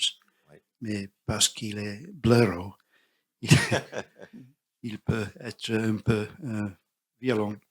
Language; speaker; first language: French; non-native, learner; English